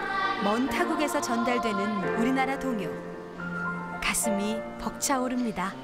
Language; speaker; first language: Korean; native; Korean